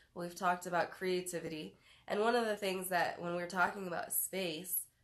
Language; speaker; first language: English; native; English